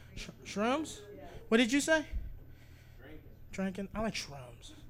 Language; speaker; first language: English; native; English